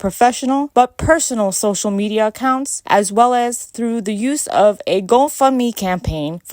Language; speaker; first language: English; native; English